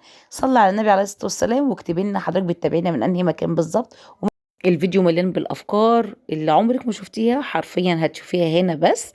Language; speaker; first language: Arabic; native; Arabic